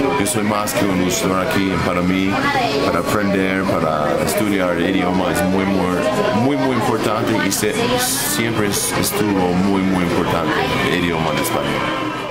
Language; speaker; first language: Spanish; non-native, fluent; English